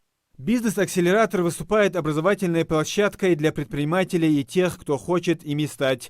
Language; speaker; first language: Russian; native; Russian